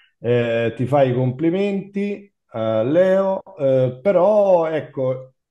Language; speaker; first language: Italian; native; Italian